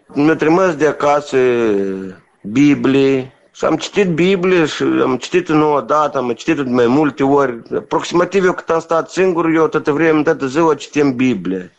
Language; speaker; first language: Romanian; native; Romanian